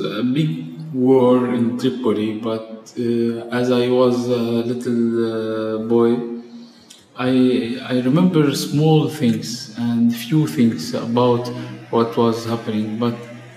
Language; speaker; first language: English; non-native, fluent; Arabic